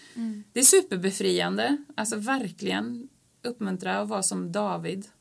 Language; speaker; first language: Swedish; native; Swedish